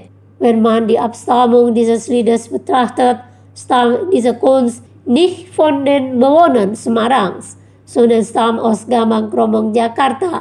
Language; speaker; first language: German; non-native, learner; Indonesian